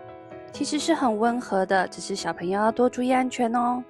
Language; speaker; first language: Chinese; native; Chinese